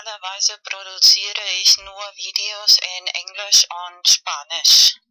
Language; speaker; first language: German; non-native, fluent; Spanish